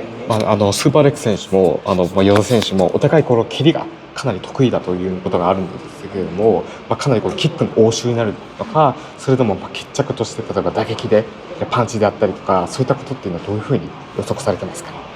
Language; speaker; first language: Japanese; native; Japanese